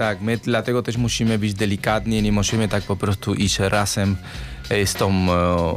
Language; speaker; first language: Polish; non-native, learner; Spanish